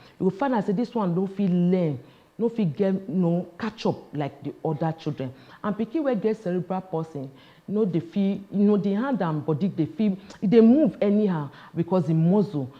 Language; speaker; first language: Nigerian Pidgin; non-native, local second language; Yoruba